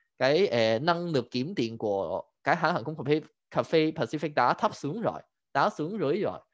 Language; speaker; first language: Vietnamese; non-native, fluent; Cantonese